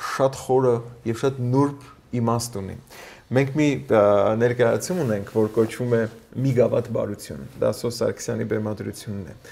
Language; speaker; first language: Armenian; native; Armenian